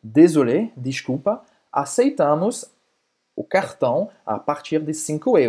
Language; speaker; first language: Portuguese; non-native, fluent; French